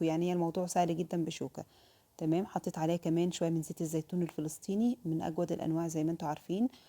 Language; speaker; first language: Arabic; native; Arabic